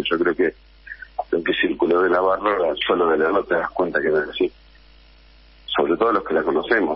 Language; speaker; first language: Spanish; native; Spanish